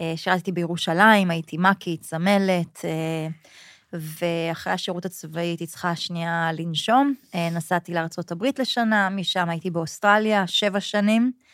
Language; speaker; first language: Hebrew; native; Hebrew